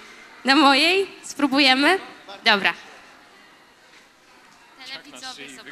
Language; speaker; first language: Polish; native; Polish